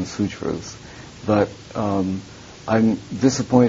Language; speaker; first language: English; early bilingual, other home language; Japanese